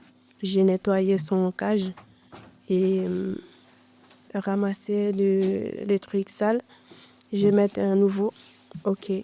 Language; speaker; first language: French; non-native, learner; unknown